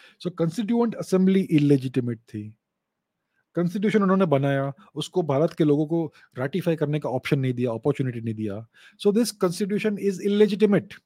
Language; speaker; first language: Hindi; non-native, local second language; Gujarati